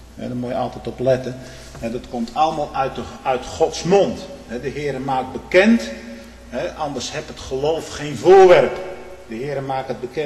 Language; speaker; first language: Dutch; native; Dutch